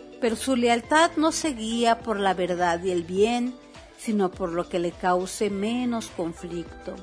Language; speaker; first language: Spanish; native; Spanish